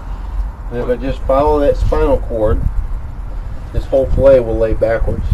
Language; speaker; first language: English; native; English